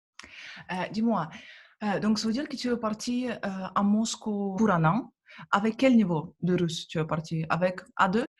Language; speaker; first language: French; non-native, fluent; Russian